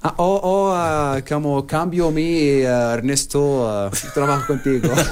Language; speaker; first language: Spanish; non-native, learner; Arabic